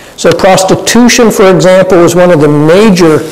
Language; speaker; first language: English; native; English